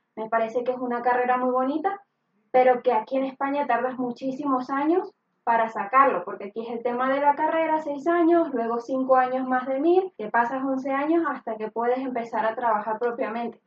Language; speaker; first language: Spanish; native; Spanish